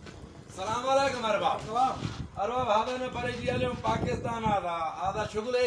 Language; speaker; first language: Arabic; non-native, learner; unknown